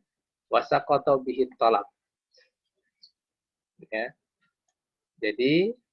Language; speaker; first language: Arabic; non-native, fluent; Indonesian